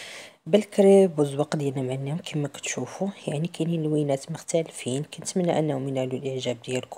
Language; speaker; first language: Arabic; native; Arabic